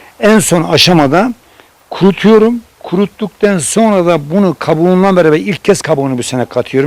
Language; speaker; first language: Turkish; native; Turkish